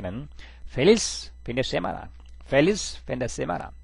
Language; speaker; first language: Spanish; non-native, fluent; Korean